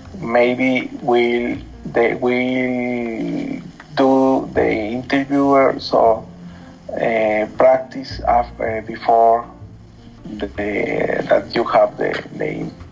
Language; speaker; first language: English; non-native, learner; Spanish